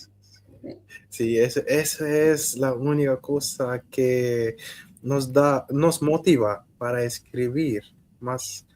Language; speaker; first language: Spanish; non-native, learner; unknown